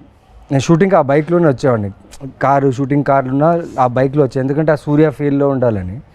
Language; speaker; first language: Telugu; native; Telugu